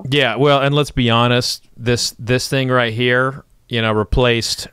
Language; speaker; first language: English; native; English